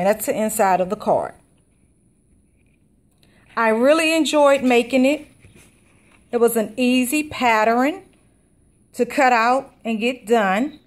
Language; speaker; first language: English; native; English